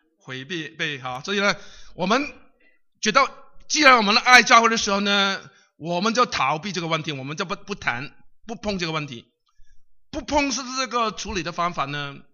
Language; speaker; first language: Chinese; non-native, local second language; Cantonese